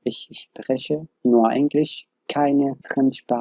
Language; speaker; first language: German; non-native, fluent; Arabic